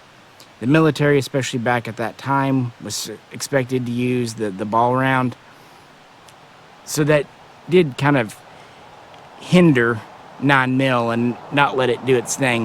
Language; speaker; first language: English; native; English